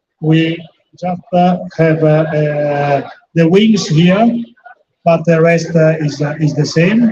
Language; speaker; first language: English; non-native, fluent; Italian